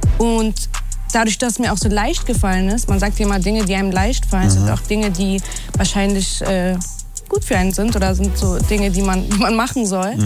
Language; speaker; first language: German; early bilingual, other home language; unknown